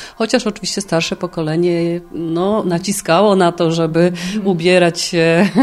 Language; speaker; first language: Polish; native; Polish